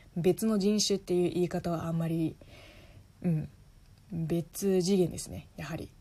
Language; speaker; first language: Japanese; non-native, fluent; Chinese